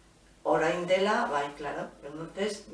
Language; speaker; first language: Basque; non-native, local second language; Spanish